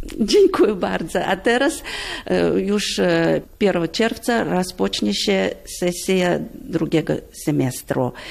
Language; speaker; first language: Polish; non-native, learner; Russian